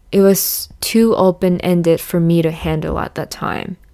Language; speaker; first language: English; early bilingual, other home language; Japanese